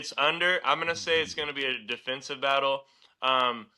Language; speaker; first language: English; native; English